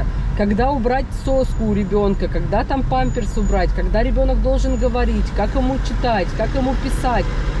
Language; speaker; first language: Russian; native; Russian